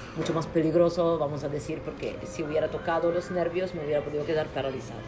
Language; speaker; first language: Spanish; non-native, fluent; Italian